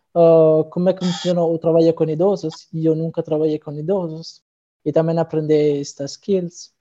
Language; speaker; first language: Portuguese; non-native, fluent; Italian